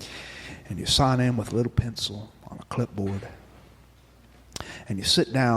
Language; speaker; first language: English; native; English